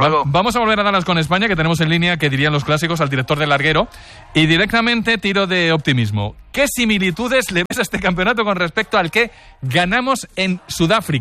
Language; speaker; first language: Spanish; native; Spanish